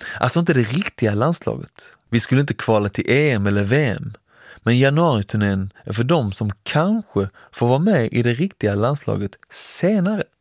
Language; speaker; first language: Swedish; early bilingual, other home language; Persian